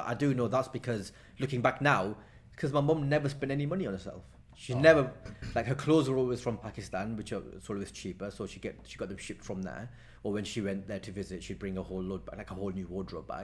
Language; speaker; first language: English; native; English